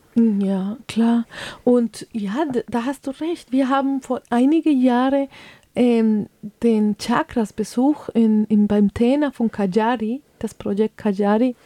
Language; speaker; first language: German; non-native, fluent; Spanish